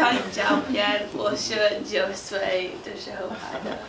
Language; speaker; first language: Chinese; non-native, learner; English